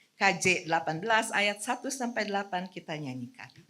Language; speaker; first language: Indonesian; native; Indonesian